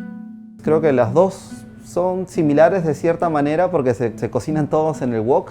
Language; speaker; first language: Spanish; native; Spanish